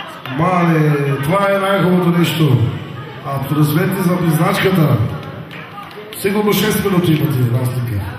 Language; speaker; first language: Bulgarian; non-native, local second language; Turkish